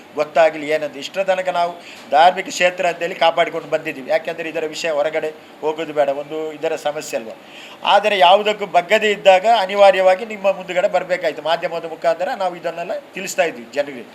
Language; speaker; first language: Kannada; non-native, local second language; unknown